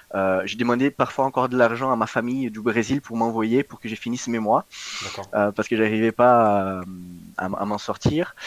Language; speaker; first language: French; non-native, fluent; Portuguese